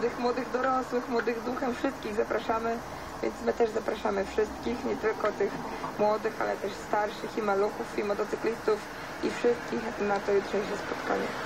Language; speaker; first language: Polish; native; Polish